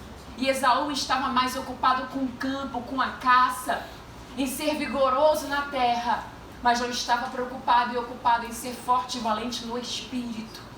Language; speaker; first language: Portuguese; native; Portuguese